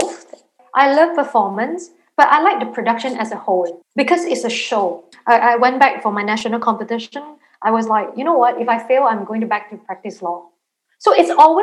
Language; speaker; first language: English; non-native, local second language; Chinese